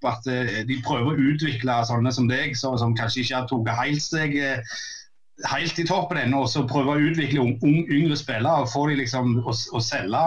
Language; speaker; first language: Norwegian; native; Norwegian